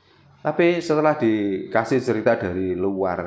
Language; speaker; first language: Indonesian; native; Indonesian